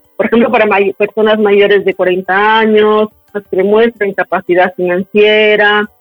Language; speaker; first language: Spanish; native; Spanish